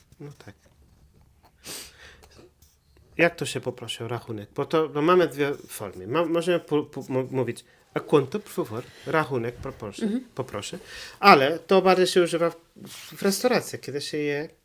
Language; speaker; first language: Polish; non-native, learner; Portuguese